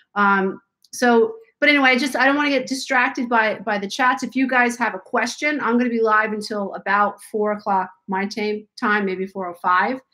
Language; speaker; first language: English; native; English